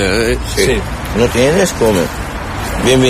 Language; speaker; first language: Spanish; non-native, learner; Arabic